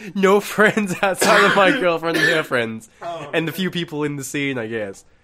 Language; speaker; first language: English; non-native, local second language; Malay